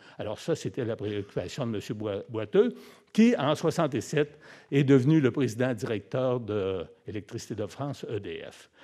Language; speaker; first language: French; native; French